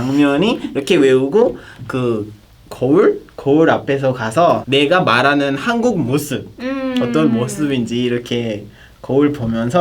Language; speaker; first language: Korean; non-native, fluent; Kinyarwanda